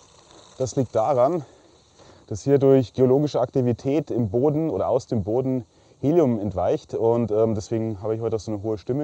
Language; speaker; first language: German; native; German